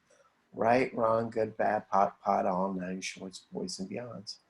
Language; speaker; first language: English; native; English